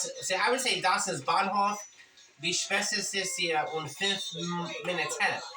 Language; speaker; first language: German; non-native, learner; English